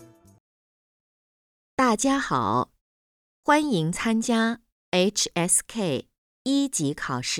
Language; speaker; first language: Chinese; native; Chinese